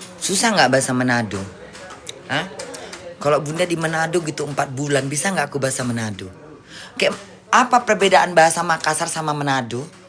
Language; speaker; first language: Indonesian; native; Indonesian